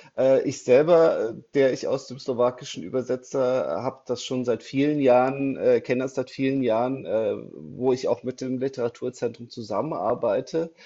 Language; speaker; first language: German; native; German